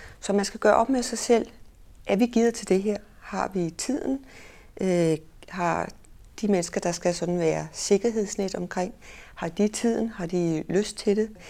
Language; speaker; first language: Danish; native; Danish